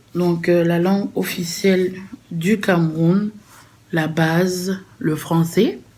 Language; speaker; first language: French; native; French